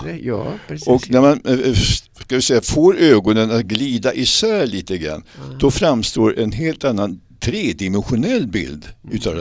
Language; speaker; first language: Swedish; native; Swedish